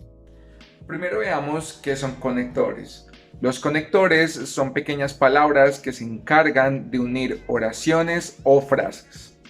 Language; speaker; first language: Spanish; native; Spanish